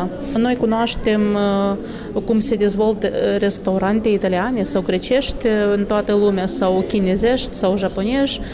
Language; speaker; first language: Romanian; non-native, local second language; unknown